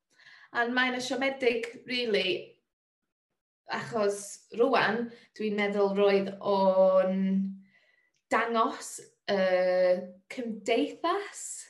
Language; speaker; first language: Welsh; non-native, learner; English